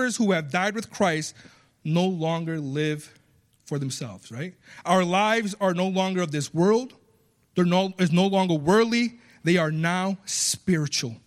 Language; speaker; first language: English; early bilingual, other home language; Spanish